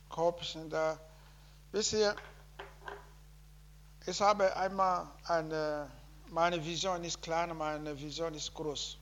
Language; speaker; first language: German; non-native, learner; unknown